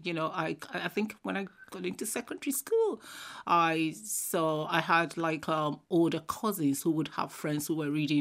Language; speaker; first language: English; non-native, local second language; Igbo